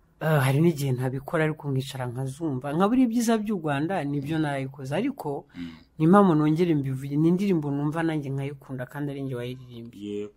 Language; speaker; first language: Kinyarwanda; early bilingual, heritage; Kinyarwanda